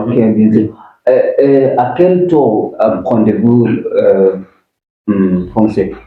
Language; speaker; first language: French; non-native, learner; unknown